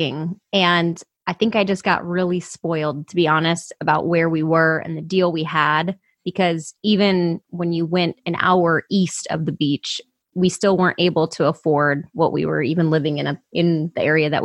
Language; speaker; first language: English; native; English